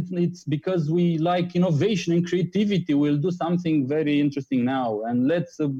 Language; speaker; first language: English; non-native, fluent; Romanian